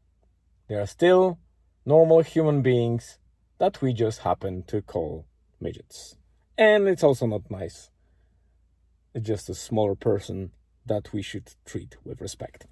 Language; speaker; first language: English; non-native, fluent; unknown